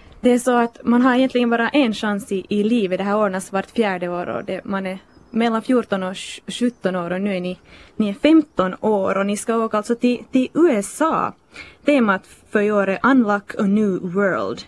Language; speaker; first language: Swedish; native; Swedish